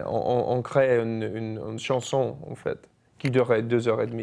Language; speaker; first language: French; non-native, fluent; English